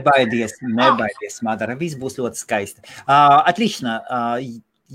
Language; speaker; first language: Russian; non-native, local second language; Latvian